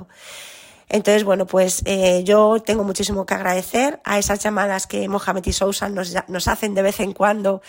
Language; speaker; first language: Spanish; native; Spanish